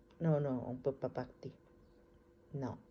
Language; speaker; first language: French; non-native, learner; Thai